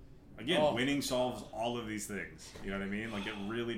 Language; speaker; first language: English; native; English